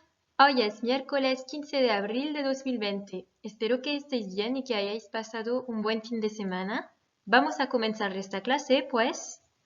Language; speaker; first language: Spanish; non-native, fluent; French